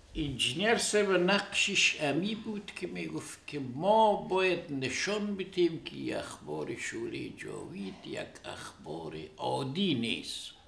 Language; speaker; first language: Persian; native; Persian